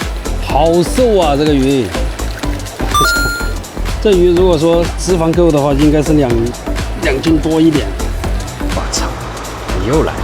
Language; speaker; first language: Chinese; native; Chinese